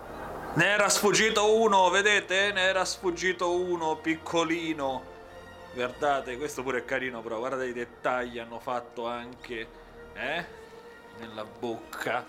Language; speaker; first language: Italian; native; Italian